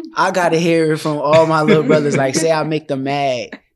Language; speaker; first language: English; native; English